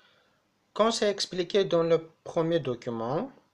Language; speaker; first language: French; non-native, fluent; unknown